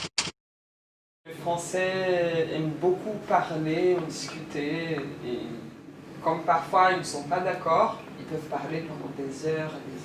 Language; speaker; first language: French; non-native, fluent; Portuguese